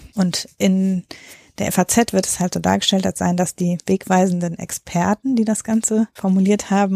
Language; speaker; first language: German; native; German